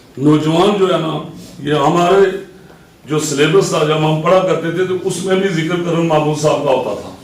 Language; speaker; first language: Urdu; non-native, local second language; Pahari-Potwari